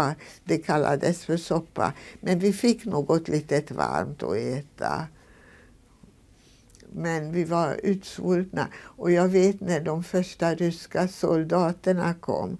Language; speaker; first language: Swedish; non-native, fluent; Hungarian